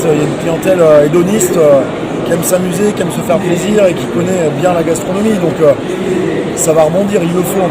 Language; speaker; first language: French; native; French